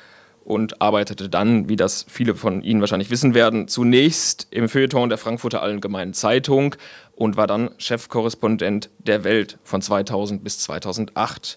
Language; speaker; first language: German; native; German